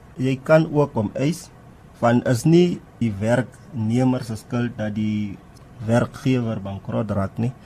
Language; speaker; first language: Afrikaans; non-native, local second language; Tswana